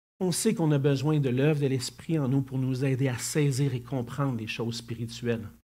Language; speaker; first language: French; native; French